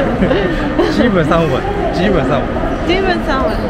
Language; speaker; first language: Chinese; native; Chinese